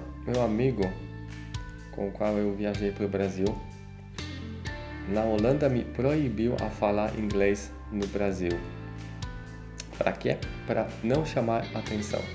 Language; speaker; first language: Portuguese; non-native, fluent; Polish